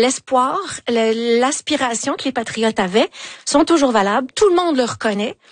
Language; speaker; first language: French; native; French